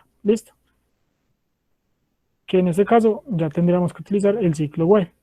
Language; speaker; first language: Spanish; native; Spanish